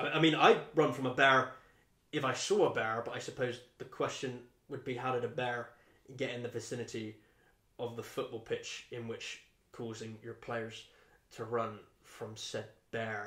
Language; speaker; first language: English; native; English